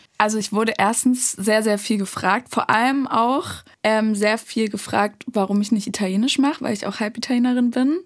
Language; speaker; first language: German; native; German